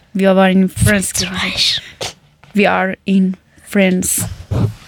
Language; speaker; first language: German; non-native, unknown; Persian